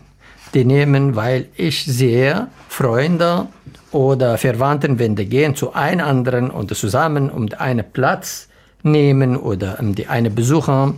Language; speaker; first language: German; non-native, learner; Arabic